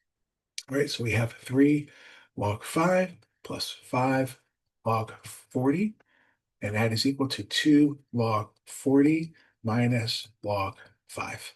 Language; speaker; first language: English; native; English